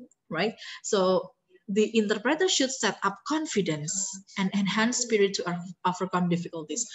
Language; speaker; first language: English; non-native, fluent; Indonesian